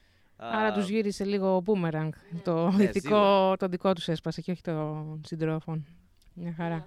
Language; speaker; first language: Greek; native; Greek